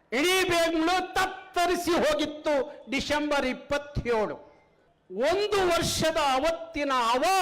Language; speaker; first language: Kannada; native; Kannada